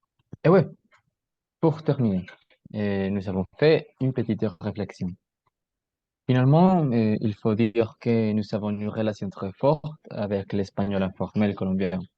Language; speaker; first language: French; non-native, learner; Spanish